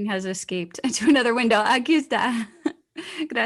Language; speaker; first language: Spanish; non-native, fluent; English